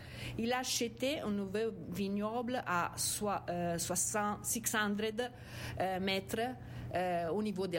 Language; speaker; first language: French; non-native, fluent; Italian